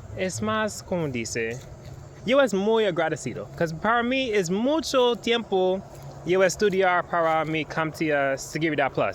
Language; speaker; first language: Spanish; non-native, learner; English